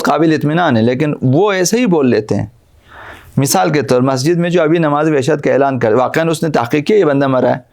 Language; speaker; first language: Urdu; non-native, local second language; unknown